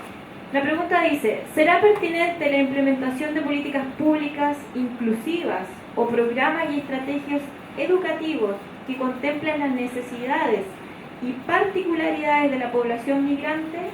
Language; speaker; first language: Spanish; native; Spanish